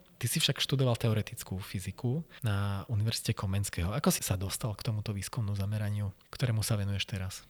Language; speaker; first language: Slovak; native; Slovak